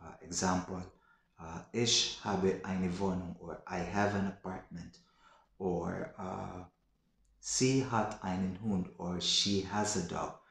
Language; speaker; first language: German; non-native, learner; Filipino